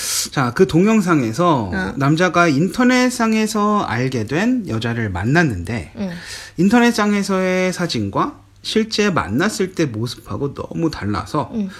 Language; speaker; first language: Korean; native; Korean